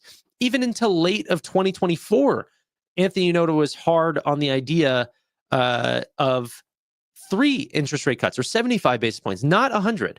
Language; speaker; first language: English; native; English